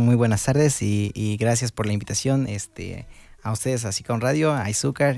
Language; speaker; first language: Spanish; native; Spanish